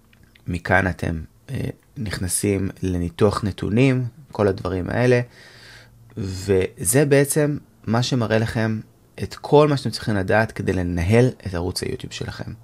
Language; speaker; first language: Hebrew; native; Hebrew